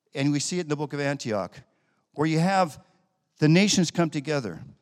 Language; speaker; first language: English; native; English